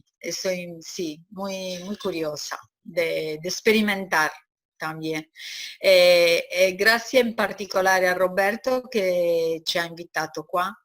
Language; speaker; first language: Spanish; non-native, learner; Italian